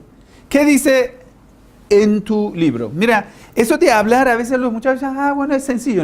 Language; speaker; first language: Spanish; non-native, fluent; Persian